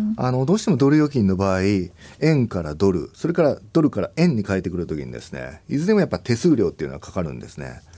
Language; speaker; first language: Japanese; native; Japanese